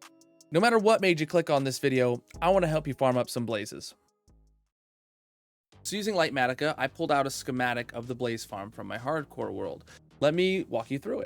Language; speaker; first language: English; native; English